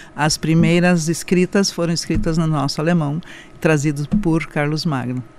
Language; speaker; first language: Portuguese; non-native, local second language; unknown